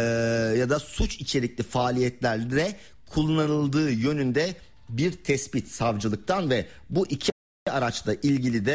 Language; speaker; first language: Turkish; native; Turkish